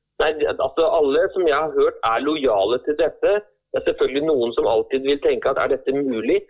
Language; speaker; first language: Norwegian; native; Norwegian